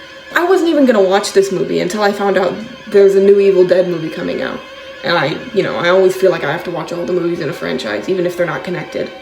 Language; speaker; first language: English; native; English